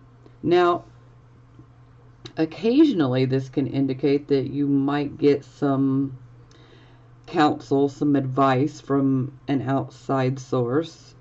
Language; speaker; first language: English; native; English